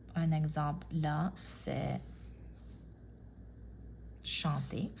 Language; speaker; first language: French; non-native, fluent; English